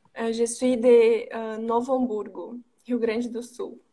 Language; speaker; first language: French; non-native, learner; Portuguese